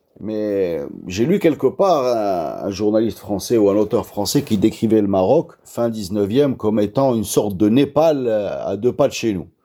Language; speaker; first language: French; non-native, local second language; Arabic